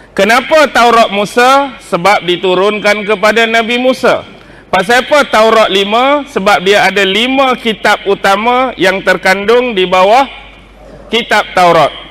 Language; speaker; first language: Malay; native; Malay